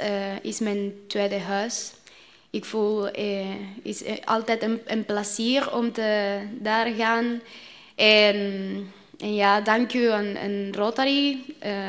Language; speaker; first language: Dutch; non-native, learner; Spanish